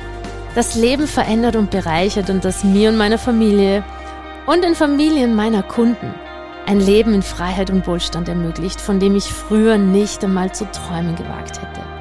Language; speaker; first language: German; native; German